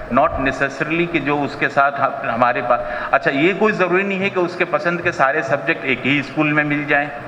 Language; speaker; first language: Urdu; native; Urdu